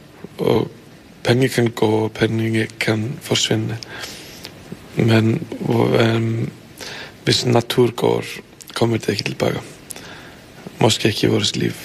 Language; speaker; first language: Danish; non-native, fluent; Icelandic